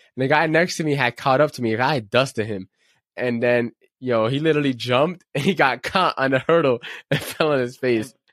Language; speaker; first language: English; native; English